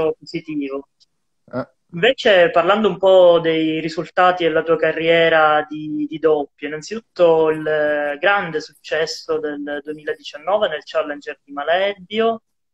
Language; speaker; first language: Italian; native; Italian